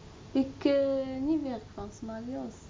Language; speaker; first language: Dutch; non-native, learner; Arabic